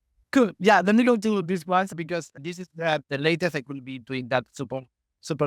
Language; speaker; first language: English; non-native, fluent; Spanish